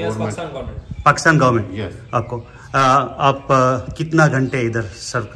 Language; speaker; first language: Hindi; non-native, learner; Telugu